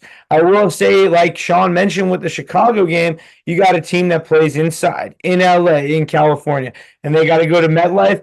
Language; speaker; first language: English; native; English